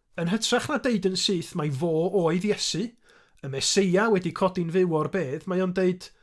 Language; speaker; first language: Welsh; native; Welsh